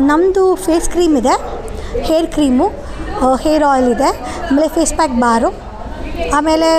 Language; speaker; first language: Kannada; non-native, local second language; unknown